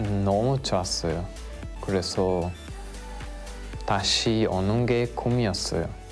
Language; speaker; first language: Korean; non-native, learner; Portuguese